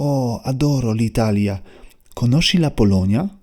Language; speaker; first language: Italian; non-native, learner; Polish